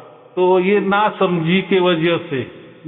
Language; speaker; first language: Hindi; native; Hindi